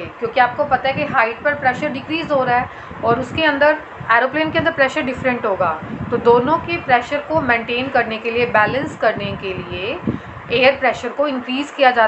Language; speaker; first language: Hindi; native; Hindi